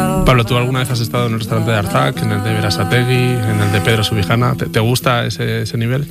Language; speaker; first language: Spanish; native; Spanish